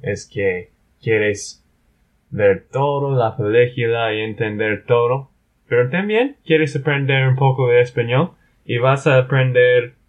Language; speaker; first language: Spanish; non-native, learner; English